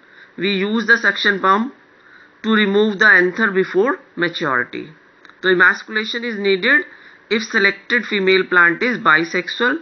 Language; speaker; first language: English; non-native, local second language; Hindi